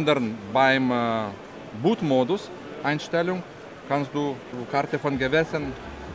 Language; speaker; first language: German; non-native, fluent; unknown